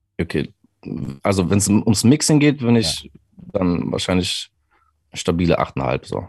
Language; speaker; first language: German; early bilingual, other home language; English